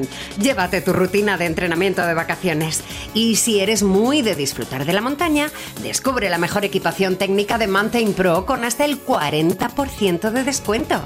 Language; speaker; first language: Spanish; native; Spanish